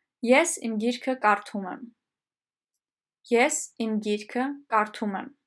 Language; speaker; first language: Armenian; non-native, fluent; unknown